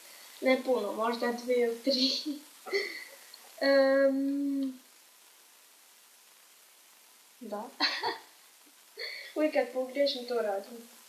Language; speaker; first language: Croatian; early bilingual, heritage; Croatian